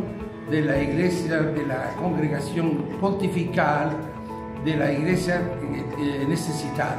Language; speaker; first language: Spanish; non-native, fluent; Arabic